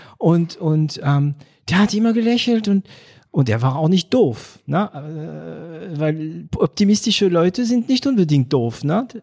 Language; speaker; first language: German; non-native, fluent; French